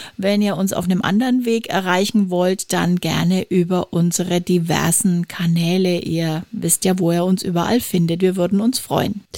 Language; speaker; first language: German; native; German